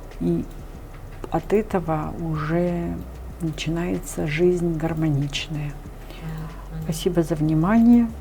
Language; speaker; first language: Russian; non-native, local second language; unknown